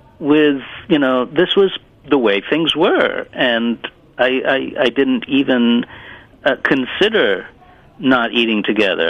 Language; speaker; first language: English; early bilingual, other home language; Italian